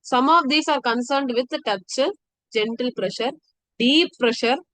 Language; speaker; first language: English; non-native, local second language; Tamil